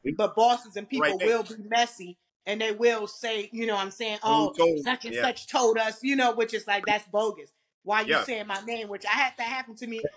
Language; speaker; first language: English; native; English